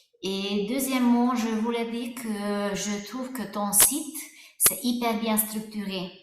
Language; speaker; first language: French; non-native, fluent; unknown